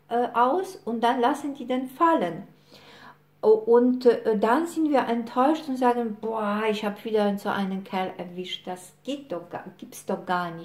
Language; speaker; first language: German; non-native, fluent; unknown